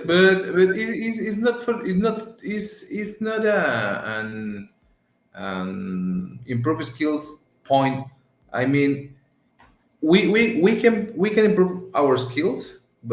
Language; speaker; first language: English; non-native, learner; Spanish